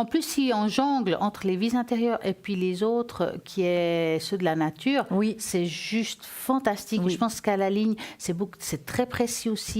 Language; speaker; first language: French; native; French